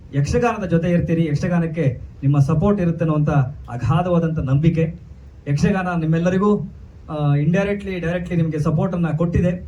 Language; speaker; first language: Kannada; native; Kannada